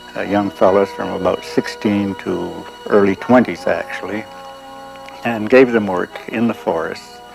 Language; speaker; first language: English; native; English